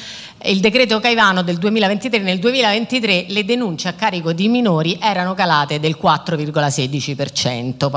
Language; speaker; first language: Italian; native; Italian